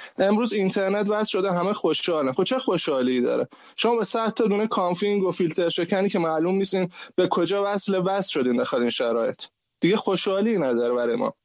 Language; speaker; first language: Persian; native; Persian